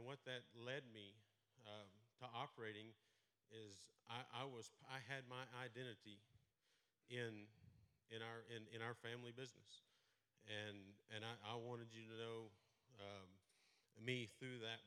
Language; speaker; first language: English; native; English